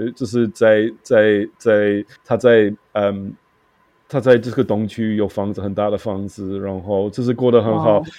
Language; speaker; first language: Chinese; non-native, fluent; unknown